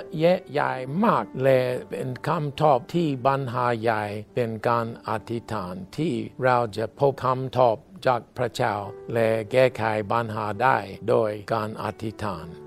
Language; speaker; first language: Thai; non-native, fluent; English